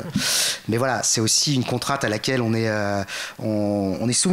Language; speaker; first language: French; native; French